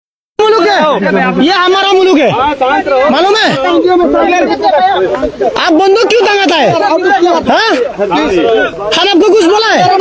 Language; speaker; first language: Hindi; non-native, learner; Bangla